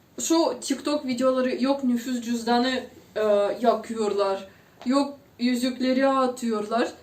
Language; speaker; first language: Turkish; non-native, fluent; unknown